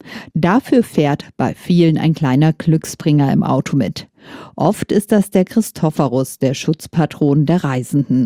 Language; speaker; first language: German; native; German